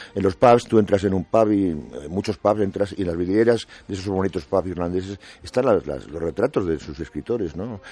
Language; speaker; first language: Spanish; native; Spanish